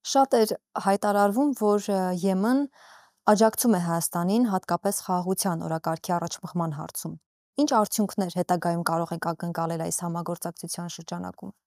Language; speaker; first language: Armenian; native; Armenian